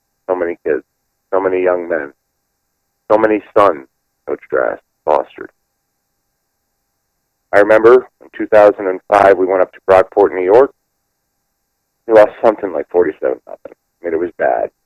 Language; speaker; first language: English; native; English